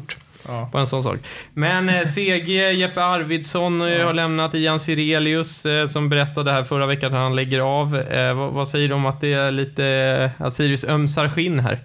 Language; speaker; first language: Swedish; native; Swedish